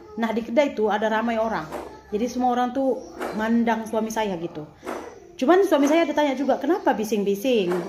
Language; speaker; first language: Indonesian; native; Indonesian